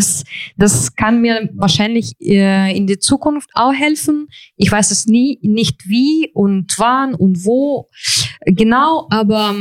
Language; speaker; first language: German; non-native, fluent; Ukrainian